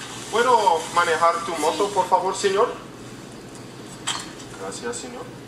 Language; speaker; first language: Spanish; non-native, learner; English